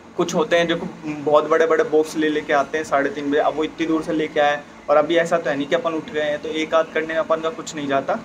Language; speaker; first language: Hindi; native; Hindi